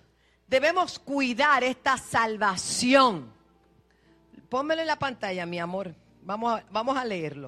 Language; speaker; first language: Spanish; native; Spanish